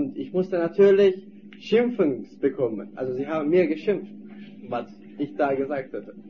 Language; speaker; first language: German; non-native, fluent; Turkish